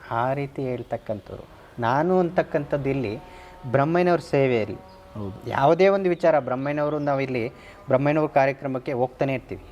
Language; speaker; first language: Kannada; native; Kannada